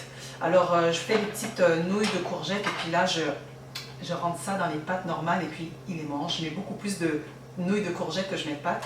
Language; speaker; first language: French; native; French